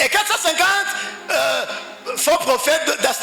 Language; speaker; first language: French; non-native, local second language; Rundi